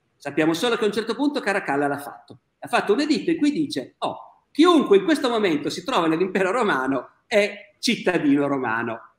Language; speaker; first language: Italian; native; Italian